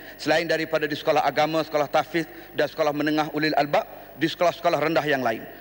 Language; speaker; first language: Malay; native; Malay